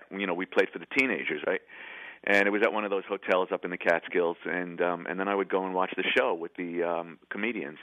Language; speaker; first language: English; native; English